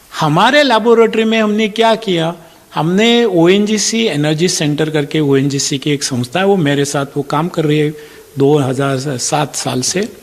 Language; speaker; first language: Hindi; non-native, local second language; Marathi